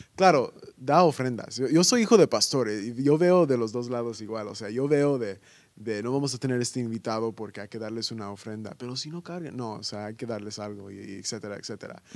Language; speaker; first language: Spanish; early bilingual, heritage; Spanish